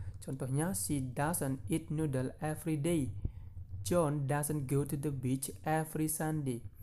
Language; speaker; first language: English; non-native, fluent; Indonesian